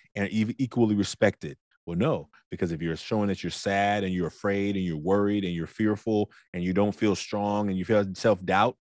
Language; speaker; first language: English; native; English